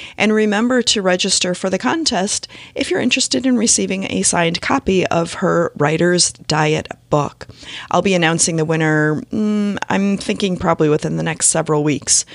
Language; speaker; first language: English; native; English